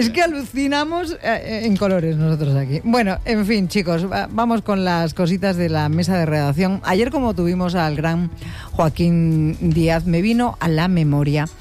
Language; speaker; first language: Spanish; native; Spanish